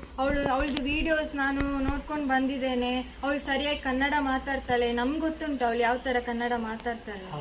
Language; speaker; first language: Kannada; non-native, local second language; Tulu